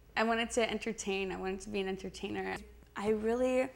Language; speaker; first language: English; native; English